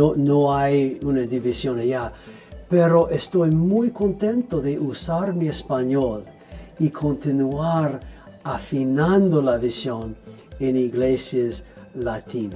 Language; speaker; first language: Spanish; non-native, fluent; English